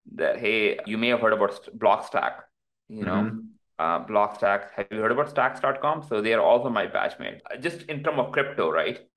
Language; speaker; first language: English; non-native, local second language; Urdu